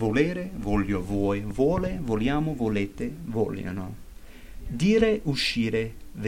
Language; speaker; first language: Italian; non-native, fluent; English